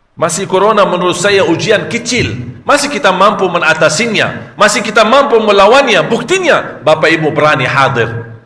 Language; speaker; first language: Malay; non-native, fluent; Arabic